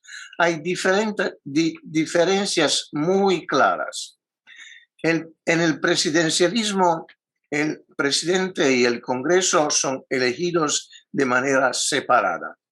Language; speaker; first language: Spanish; non-native, fluent; Italian